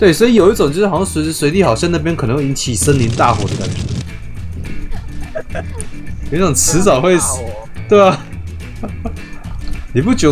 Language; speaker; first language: Chinese; native; Chinese